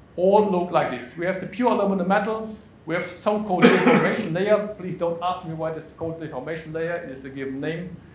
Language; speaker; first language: English; non-native, fluent; German